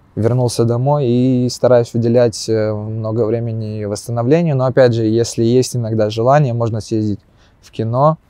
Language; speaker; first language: Russian; native; Russian